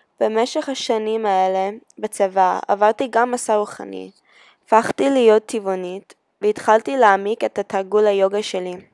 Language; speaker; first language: Hebrew; early bilingual, heritage; Hebrew